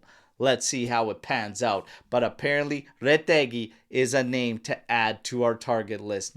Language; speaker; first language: English; native; English